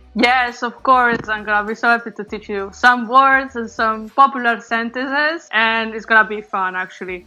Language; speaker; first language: English; non-native, fluent; Italian